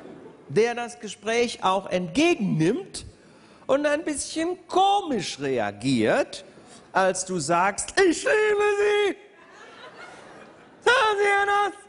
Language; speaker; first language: German; native; German